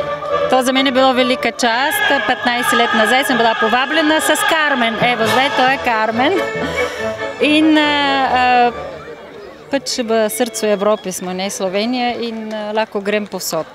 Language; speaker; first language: Slovenian; non-native, fluent; Bulgarian